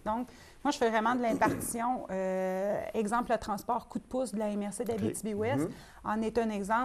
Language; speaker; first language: French; native; French